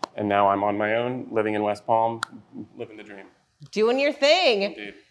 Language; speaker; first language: English; native; English